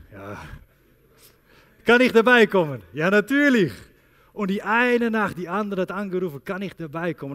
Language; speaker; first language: German; non-native, learner; Dutch